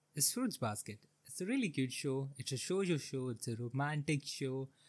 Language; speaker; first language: English; non-native, local second language; Hindi